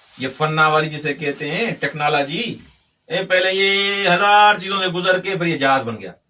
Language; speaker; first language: Urdu; non-native, local second language; Sindhi